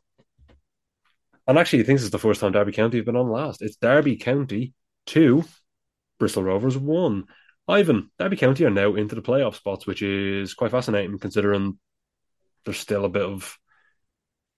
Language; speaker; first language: English; native; English